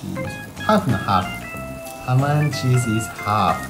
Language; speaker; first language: English; non-native, local second language; Filipino